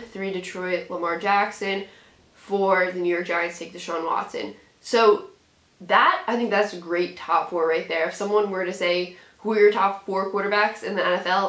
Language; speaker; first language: English; native; English